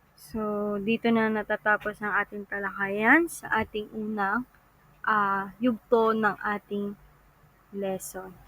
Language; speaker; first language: Filipino; non-native, local second language; Cebuano